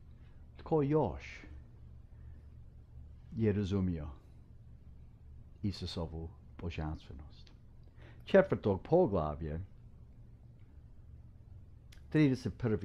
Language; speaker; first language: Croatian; non-native, fluent; English